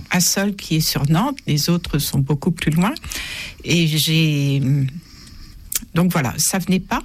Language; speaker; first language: French; native; French